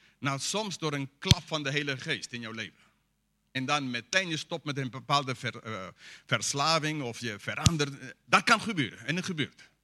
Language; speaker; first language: Dutch; non-native, fluent; English